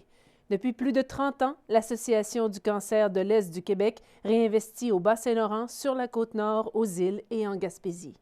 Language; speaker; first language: French; native; French